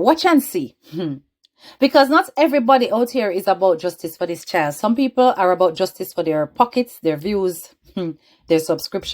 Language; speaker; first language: English; native; English